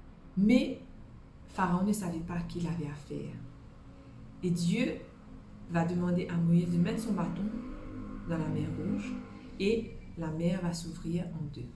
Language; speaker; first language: French; native; French